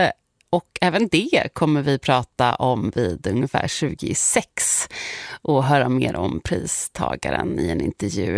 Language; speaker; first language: Swedish; native; Swedish